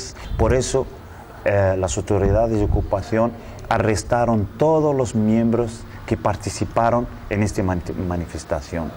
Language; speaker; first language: Spanish; non-native, fluent; Arabic